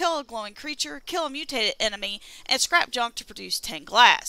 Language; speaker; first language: English; native; English